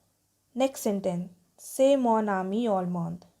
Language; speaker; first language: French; non-native, fluent; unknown